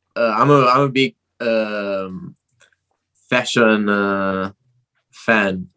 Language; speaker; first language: English; non-native, fluent; Italian